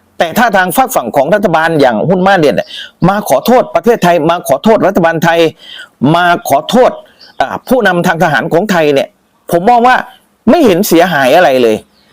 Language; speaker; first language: Thai; native; Thai